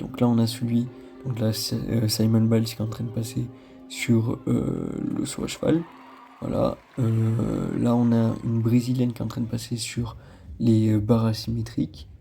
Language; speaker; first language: French; native; French